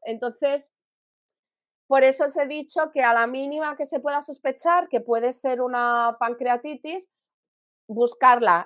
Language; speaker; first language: Spanish; native; Spanish